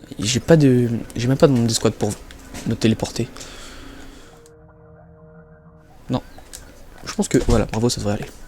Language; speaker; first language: French; native; French